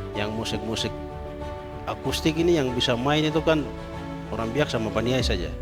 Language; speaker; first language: Indonesian; non-native, local second language; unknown